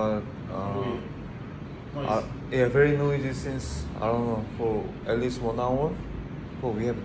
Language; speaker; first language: English; non-native, learner; Korean